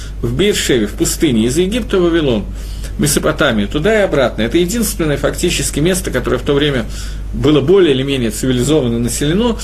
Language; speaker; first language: Russian; native; Russian